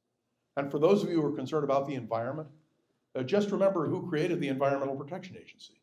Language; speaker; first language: English; native; English